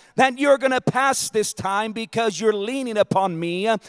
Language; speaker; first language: English; native; English